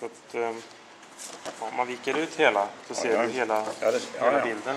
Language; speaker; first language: Swedish; native; Swedish